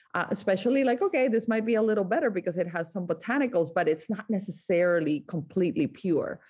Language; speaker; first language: English; non-native, fluent; Spanish